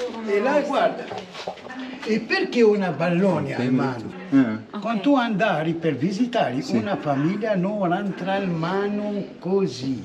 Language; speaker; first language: Italian; non-native, learner; Arabic